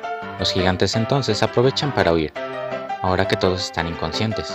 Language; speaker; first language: Spanish; native; Spanish